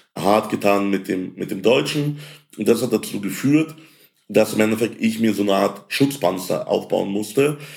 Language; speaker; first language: German; early bilingual, other home language; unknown